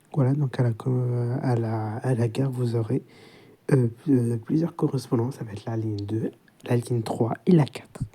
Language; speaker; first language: French; native; French